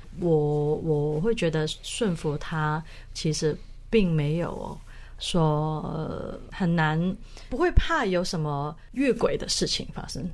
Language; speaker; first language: Chinese; non-native, local second language; Cantonese